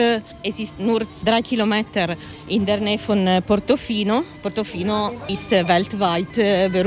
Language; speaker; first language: German; non-native, learner; Italian